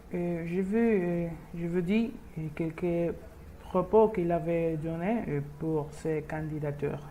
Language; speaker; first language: French; non-native, learner; Spanish